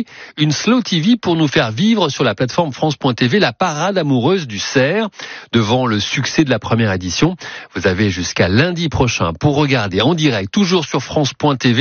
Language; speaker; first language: French; native; French